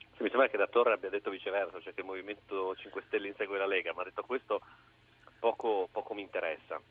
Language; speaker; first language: Italian; native; Italian